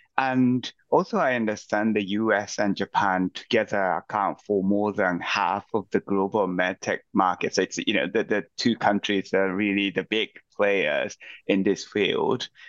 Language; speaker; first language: English; non-native, fluent; Japanese